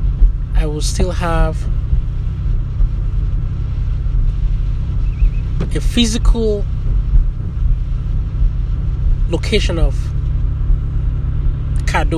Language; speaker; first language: English; non-native, local second language; Hausa